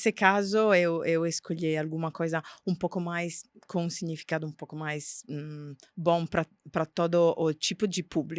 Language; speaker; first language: Portuguese; non-native, fluent; Italian